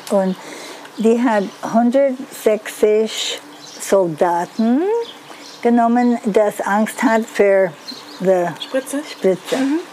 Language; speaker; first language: German; non-native, learner; English